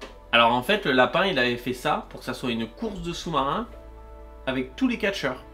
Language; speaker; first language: French; native; French